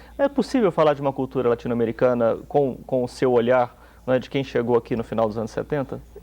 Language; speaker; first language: Portuguese; native; Portuguese